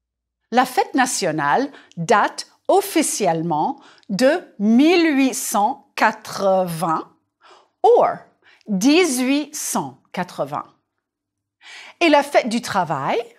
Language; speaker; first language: French; non-native, fluent; English